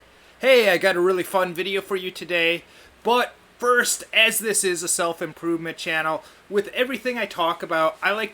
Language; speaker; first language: English; native; English